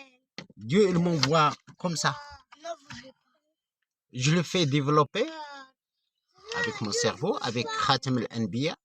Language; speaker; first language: French; non-native, fluent; Arabic